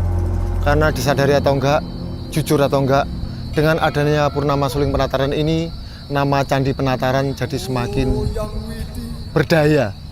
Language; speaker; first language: Indonesian; native; Indonesian